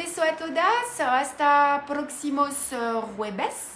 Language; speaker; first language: Spanish; non-native, learner; French